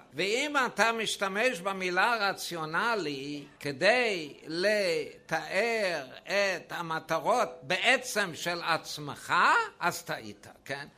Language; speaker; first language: Hebrew; non-native, fluent; German